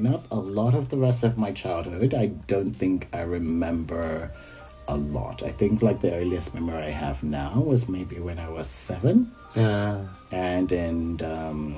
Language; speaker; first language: English; non-native, local second language; Yoruba